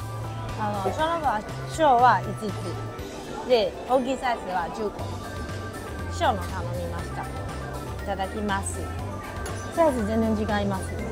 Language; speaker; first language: Japanese; non-native, fluent; Chinese